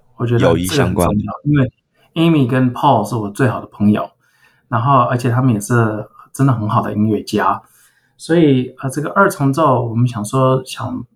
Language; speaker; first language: Chinese; early bilingual, heritage; Chinese